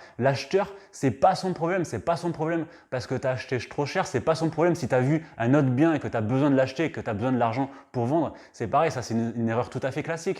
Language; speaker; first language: French; native; French